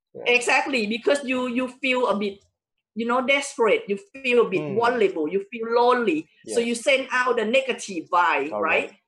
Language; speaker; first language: English; non-native, fluent; Thai